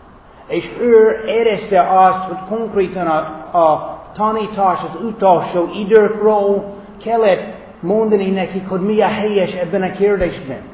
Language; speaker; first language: Hungarian; non-native, fluent; English